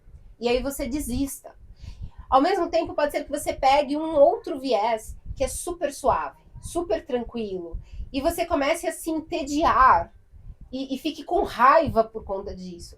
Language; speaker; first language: Portuguese; native; Portuguese